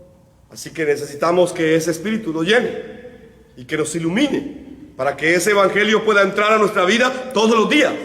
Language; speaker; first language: Spanish; native; Spanish